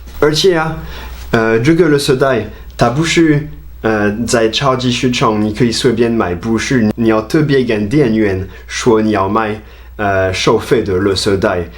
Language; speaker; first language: Chinese; non-native, fluent; French